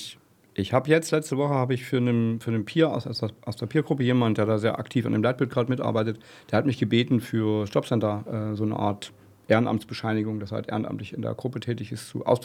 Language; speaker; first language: German; native; German